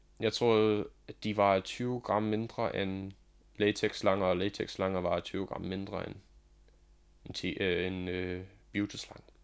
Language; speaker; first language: Danish; non-native, fluent; English